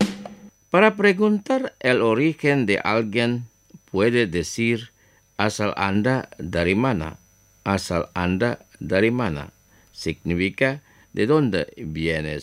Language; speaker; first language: Spanish; non-native, fluent; Indonesian